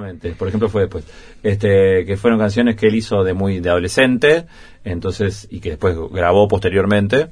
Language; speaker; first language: Spanish; native; Spanish